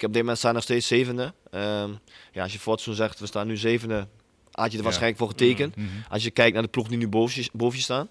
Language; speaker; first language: Dutch; native; Dutch